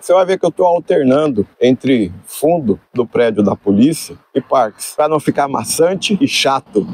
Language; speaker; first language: Portuguese; native; Portuguese